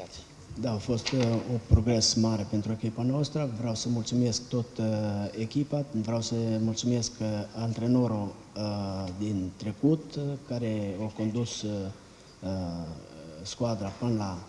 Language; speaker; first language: Romanian; non-native, learner; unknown